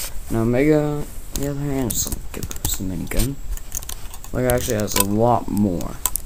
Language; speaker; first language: English; native; English